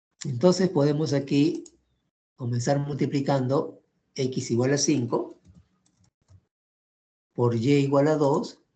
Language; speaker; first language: Spanish; native; Spanish